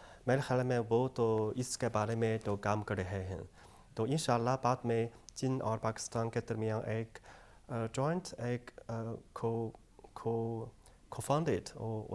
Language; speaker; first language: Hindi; non-native, fluent; Chinese